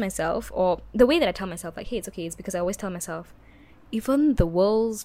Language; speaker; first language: English; native; English